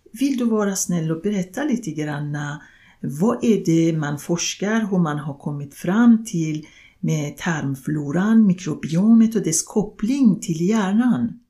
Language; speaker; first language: Swedish; non-native, fluent; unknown